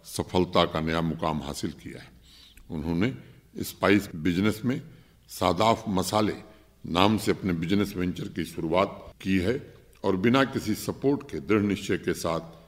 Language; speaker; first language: Hindi; native; Hindi